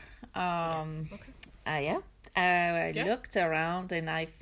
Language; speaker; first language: English; non-native, fluent; French